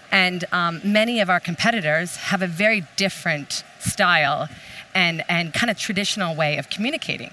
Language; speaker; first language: English; native; English